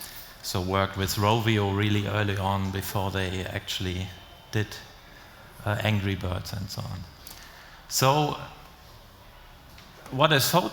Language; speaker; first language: English; non-native, fluent; German